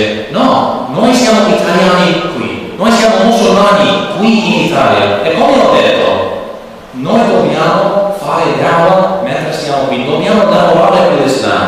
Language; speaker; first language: Italian; non-native, learner; English